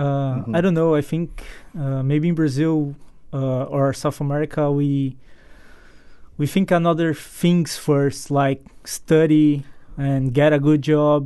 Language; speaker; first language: English; non-native, fluent; Portuguese